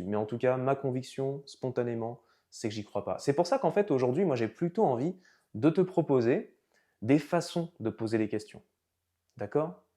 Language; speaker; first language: French; native; French